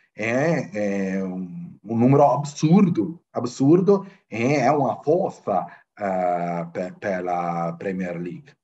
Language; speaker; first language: Portuguese; non-native, fluent; Italian